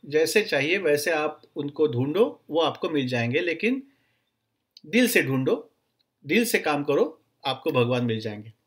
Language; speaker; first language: Hindi; non-native, local second language; Marathi